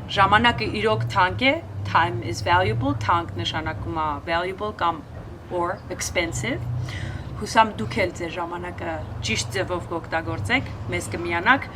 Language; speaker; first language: Armenian; native; Armenian